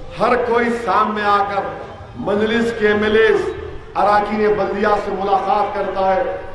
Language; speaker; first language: Urdu; native; Urdu